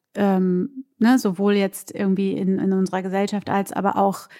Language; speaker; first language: German; early bilingual, other home language; Portuguese